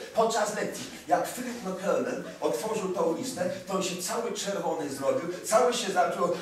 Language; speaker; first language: Polish; early bilingual, heritage; Polish